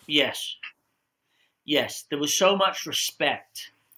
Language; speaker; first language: English; native; English